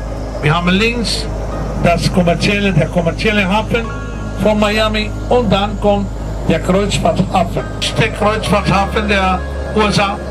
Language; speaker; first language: German; non-native, fluent; Spanish